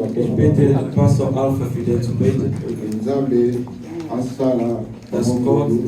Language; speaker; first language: German; non-native, learner; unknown